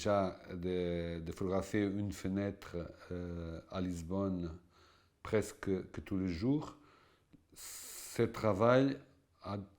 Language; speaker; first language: French; non-native, fluent; Portuguese